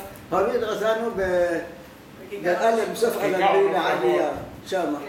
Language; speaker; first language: Hebrew; non-native, fluent; Arabic